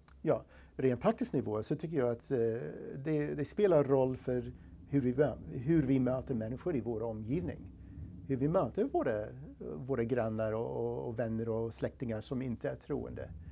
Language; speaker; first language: Swedish; non-native, fluent; English